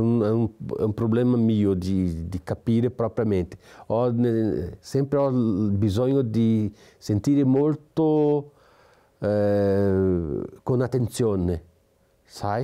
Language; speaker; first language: Italian; non-native, fluent; Portuguese